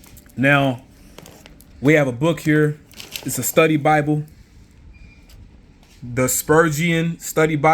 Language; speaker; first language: English; native; English